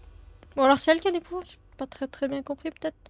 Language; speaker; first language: French; native; French